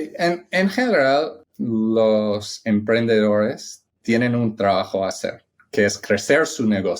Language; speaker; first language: Spanish; non-native, fluent; English